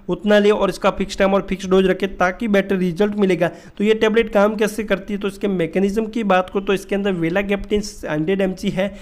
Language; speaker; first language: Hindi; native; Hindi